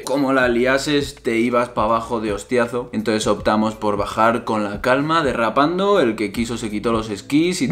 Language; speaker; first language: Spanish; native; Spanish